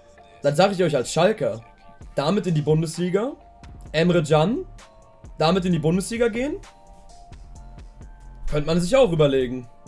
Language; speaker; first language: German; native; German